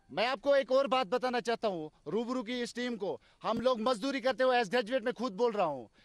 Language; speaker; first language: Hindi; non-native, local second language; Kashmiri